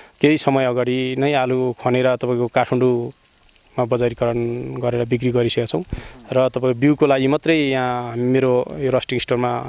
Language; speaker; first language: Nepali; non-native, local second language; Sherpa